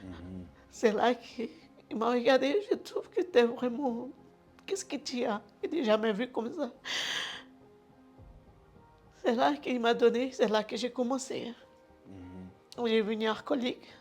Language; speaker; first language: French; non-native, learner; Portuguese